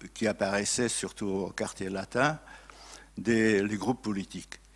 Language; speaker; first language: French; non-native, fluent; Portuguese